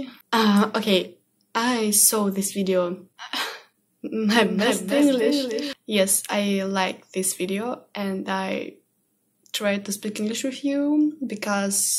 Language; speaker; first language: English; non-native, learner; Russian